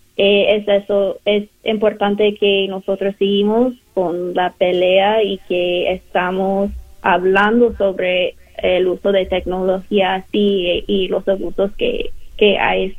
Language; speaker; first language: Spanish; non-native, learner; English